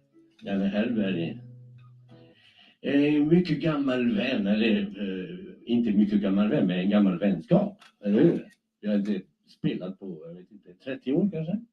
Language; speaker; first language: Swedish; non-native, fluent; Spanish